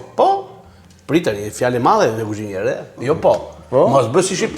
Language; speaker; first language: Albanian; native; Albanian